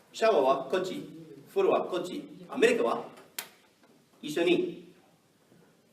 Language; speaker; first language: Japanese; non-native, learner; English